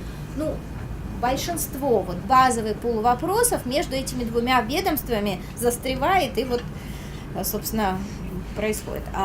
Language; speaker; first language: Russian; native; Russian